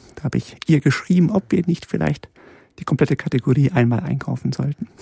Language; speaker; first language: German; early bilingual, other home language; Polish